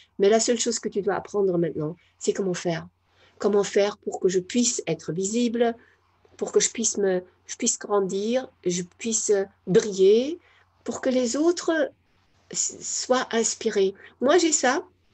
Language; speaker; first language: French; non-native, fluent; German